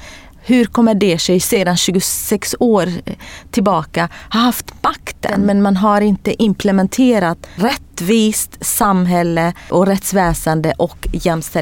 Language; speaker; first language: Swedish; non-native, fluent; Kurdish